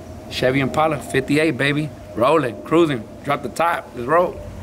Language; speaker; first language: English; early bilingual, other home language; Spanish